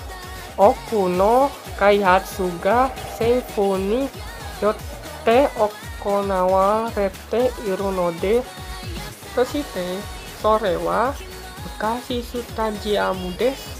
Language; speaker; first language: Japanese; non-native, learner; Indonesian